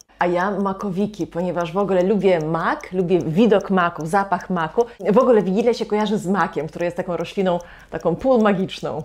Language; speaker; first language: Polish; native; Polish